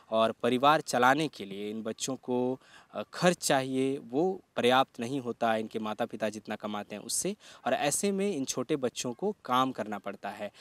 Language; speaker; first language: Hindi; native; Hindi